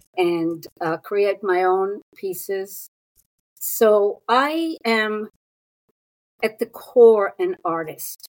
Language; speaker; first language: English; non-native, fluent; Hebrew